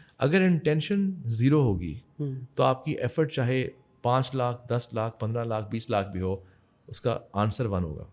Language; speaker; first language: Urdu; native; Urdu